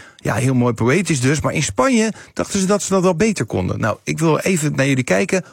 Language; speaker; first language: Dutch; native; Dutch